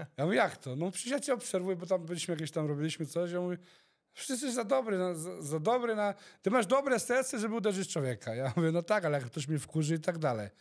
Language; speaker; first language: Polish; early bilingual, heritage; Polish